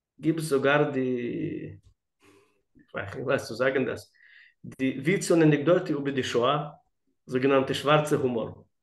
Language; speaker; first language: German; non-native, fluent; Russian